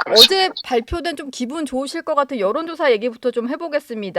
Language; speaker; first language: Korean; native; Korean